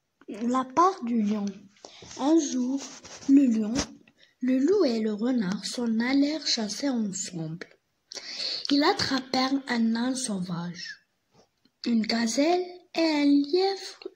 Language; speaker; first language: French; non-native, learner; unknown